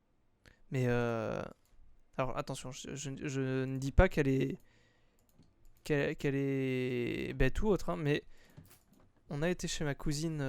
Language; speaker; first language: French; native; French